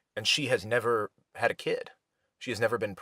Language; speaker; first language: English; native; English